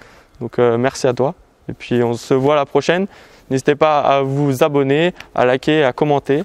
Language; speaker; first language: French; native; French